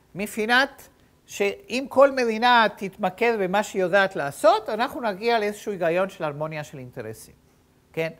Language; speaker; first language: Hebrew; native; Hebrew